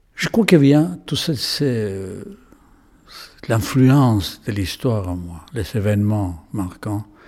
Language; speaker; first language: French; non-native, fluent; Spanish